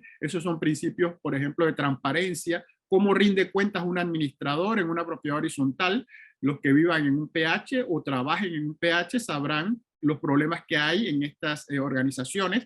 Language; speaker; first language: Spanish; native; Spanish